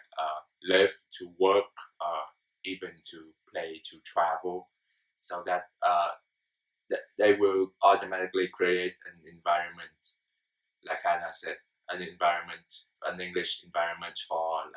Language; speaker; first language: English; non-native, fluent; Vietnamese